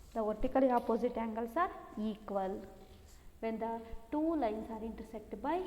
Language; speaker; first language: English; non-native, local second language; Kannada